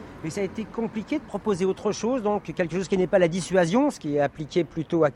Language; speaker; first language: French; native; French